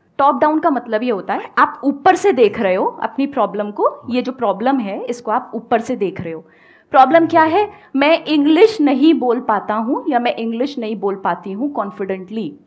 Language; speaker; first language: Hindi; native; Hindi